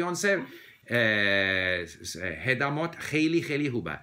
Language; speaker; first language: Persian; non-native, learner; English